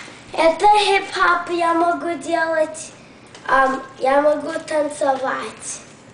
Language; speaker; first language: Russian; early bilingual, heritage; Russian